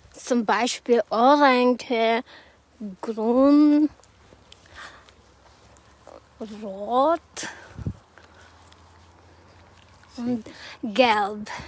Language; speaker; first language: German; non-native, learner; Cebuano